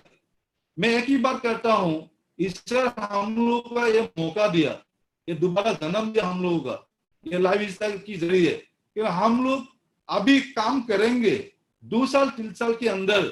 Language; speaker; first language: Hindi; non-native, local second language; Assamese